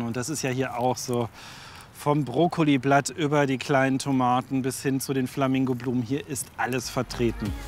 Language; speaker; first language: German; native; German